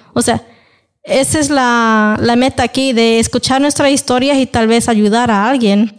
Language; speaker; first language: Spanish; early bilingual, heritage; Spanish